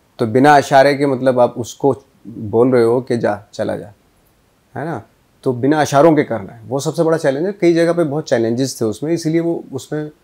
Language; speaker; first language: Hindi; native; Hindi